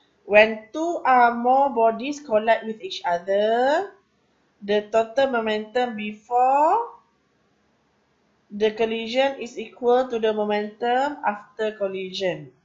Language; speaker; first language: English; non-native, local second language; Malay